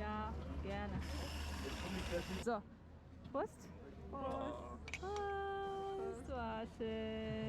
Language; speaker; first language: German; non-native, fluent; Mongolian